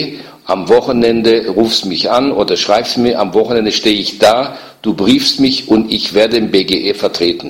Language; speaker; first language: German; native; German